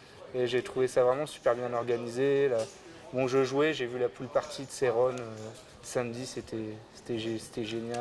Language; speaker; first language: French; native; French